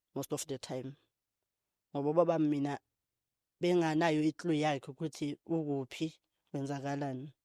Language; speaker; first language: Zulu; non-native, local second language; Xhosa